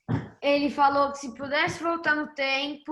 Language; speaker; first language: Portuguese; early bilingual, heritage; Portuguese